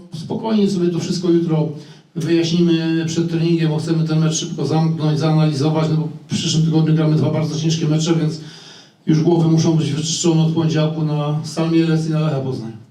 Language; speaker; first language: Polish; native; Polish